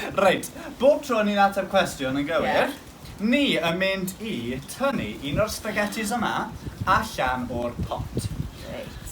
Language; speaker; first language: Welsh; non-native, local second language; English